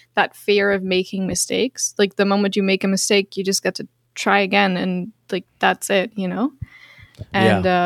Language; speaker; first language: English; non-native, fluent; Dutch